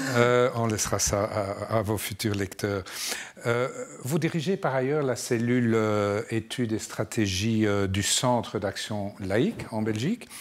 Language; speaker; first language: French; non-native, local second language; Arabic